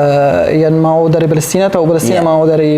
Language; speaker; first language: Indonesian; non-native, learner; Arabic